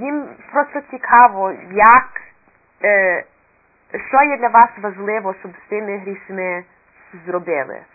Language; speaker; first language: Ukrainian; early bilingual, heritage; Ukrainian